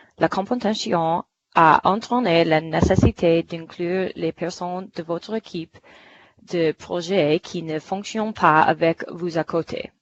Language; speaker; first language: French; non-native, fluent; English